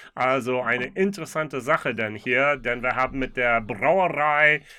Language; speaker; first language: German; non-native, fluent; English